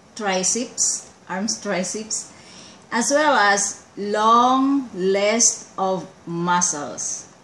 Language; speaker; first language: English; non-native, local second language; Cebuano